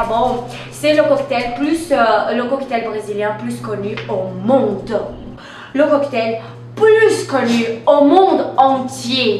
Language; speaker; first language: French; non-native, fluent; Portuguese